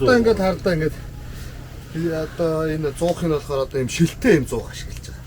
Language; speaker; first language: Mongolian; native; Mongolian